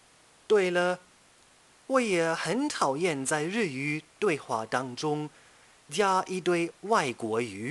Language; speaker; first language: Chinese; non-native, fluent; German